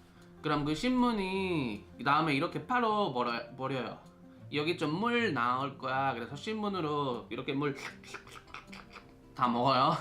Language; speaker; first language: Korean; non-native, fluent; Spanish